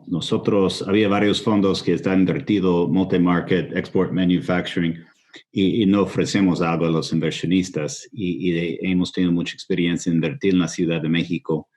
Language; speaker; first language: Spanish; non-native, fluent; English